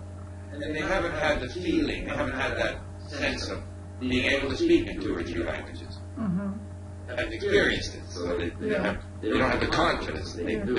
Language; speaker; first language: English; non-native, fluent; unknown